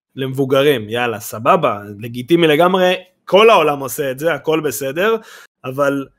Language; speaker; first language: Hebrew; native; Hebrew